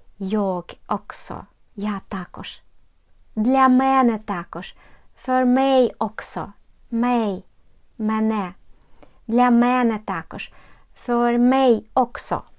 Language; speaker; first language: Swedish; non-native, fluent; Ukrainian